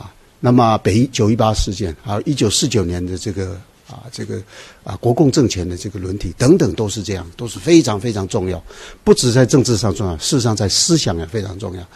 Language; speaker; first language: Chinese; native; Chinese